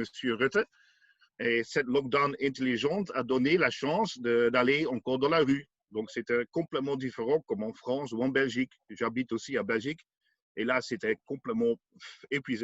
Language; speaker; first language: French; non-native, learner; Dutch